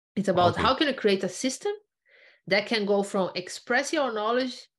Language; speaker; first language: English; non-native, fluent; Portuguese